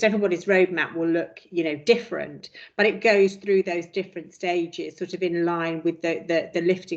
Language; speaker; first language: English; native; English